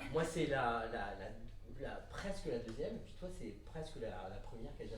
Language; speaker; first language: French; native; French